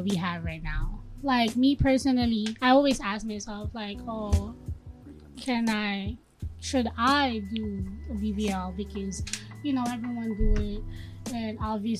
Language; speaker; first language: English; non-native, local second language; Filipino